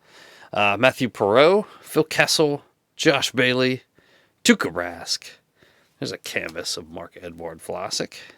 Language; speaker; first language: English; native; English